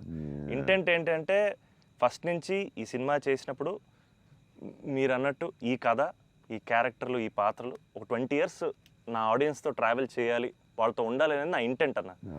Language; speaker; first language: Telugu; native; Telugu